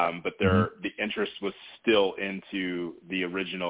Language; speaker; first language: English; native; English